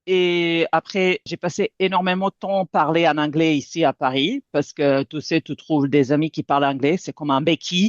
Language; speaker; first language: French; non-native, fluent; Serbian